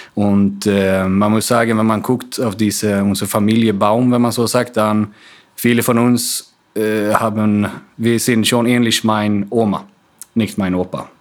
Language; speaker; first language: German; non-native, fluent; Swedish